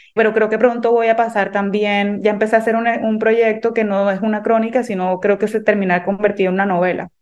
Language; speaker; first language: Spanish; native; Spanish